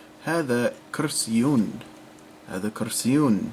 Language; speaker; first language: Arabic; non-native, fluent; English